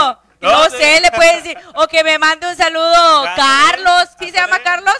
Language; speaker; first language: Spanish; native; Spanish